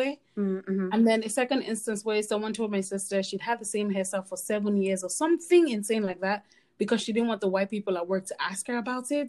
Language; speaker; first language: English; non-native, local second language; Yoruba